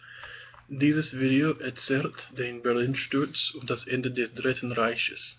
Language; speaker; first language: German; non-native, learner; English